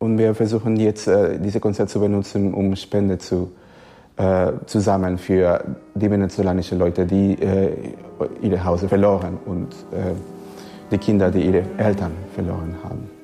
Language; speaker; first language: German; non-native, learner; Spanish